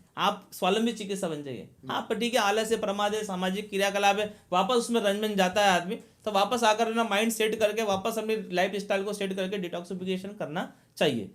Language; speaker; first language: Hindi; native; Hindi